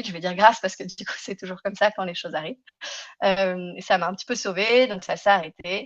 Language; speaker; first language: French; native; French